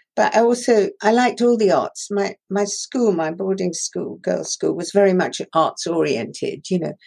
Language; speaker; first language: English; non-native, local second language; Persian